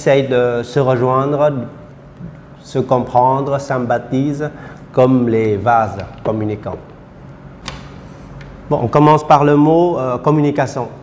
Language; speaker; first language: French; non-native, fluent; Vietnamese